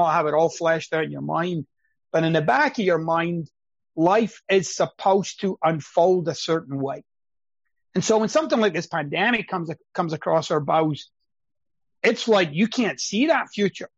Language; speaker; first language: English; native; English